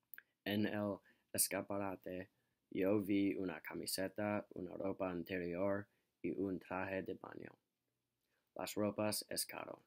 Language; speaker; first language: Spanish; non-native, learner; English